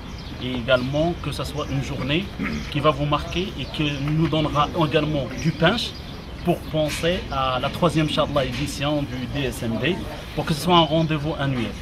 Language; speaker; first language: French; non-native, local second language; Arabic